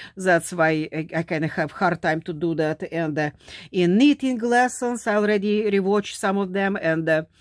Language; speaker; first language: English; non-native, fluent; Slovak